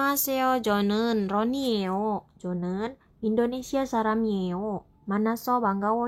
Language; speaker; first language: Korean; non-native, fluent; Indonesian